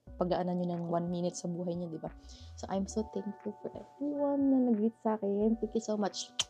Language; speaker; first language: Filipino; native; Filipino